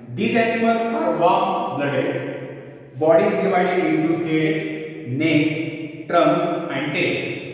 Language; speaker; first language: English; non-native, local second language; Marathi